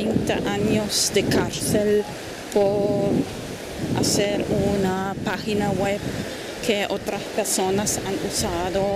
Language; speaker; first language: Spanish; non-native, fluent; German